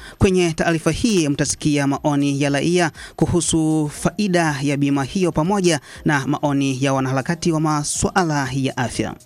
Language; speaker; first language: Swahili; non-native, local second language; Rundi